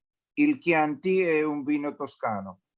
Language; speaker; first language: Italian; non-native, learner; Spanish